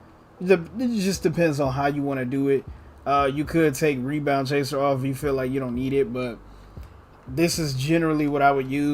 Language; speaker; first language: English; native; English